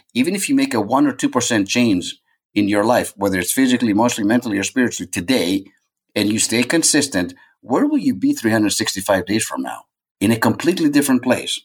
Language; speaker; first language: English; non-native, fluent; Greek